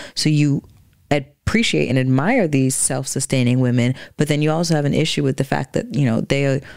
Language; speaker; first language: English; native; English